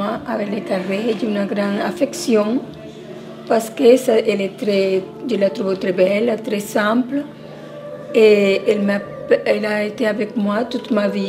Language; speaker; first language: French; non-native, fluent; Spanish